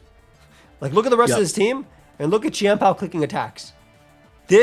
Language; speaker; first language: English; native; English